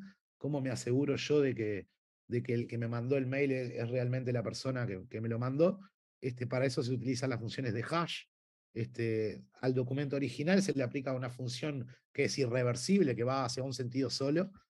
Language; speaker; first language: Spanish; native; Spanish